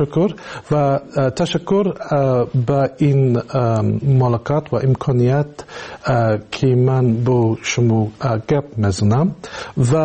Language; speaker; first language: Tajik; non-native, learner; English